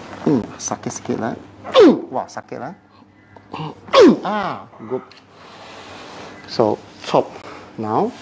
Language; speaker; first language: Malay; non-native, local second language; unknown